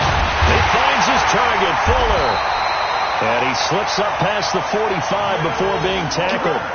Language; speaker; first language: English; native; English